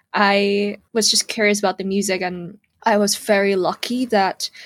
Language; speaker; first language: English; early bilingual, other home language; Cantonese